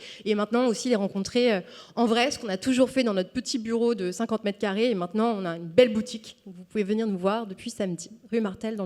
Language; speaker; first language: French; native; French